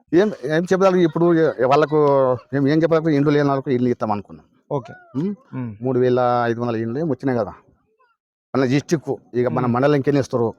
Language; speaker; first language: Telugu; non-native, local second language; Lambadi